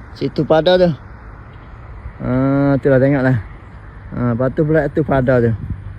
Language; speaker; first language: Malay; native; Malay